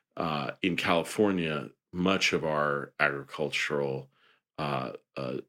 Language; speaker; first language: English; native; English